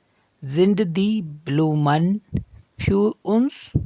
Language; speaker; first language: German; non-native, fluent; Hindi